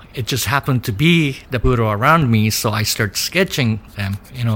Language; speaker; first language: English; early bilingual, other home language; Japanese